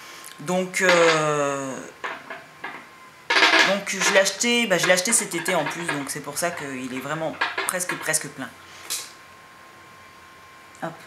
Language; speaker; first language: French; native; French